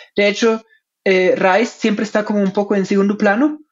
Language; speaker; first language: Spanish; non-native, fluent; German